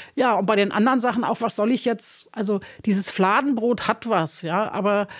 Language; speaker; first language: German; native; German